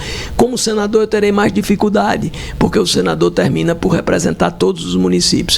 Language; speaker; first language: Portuguese; native; Portuguese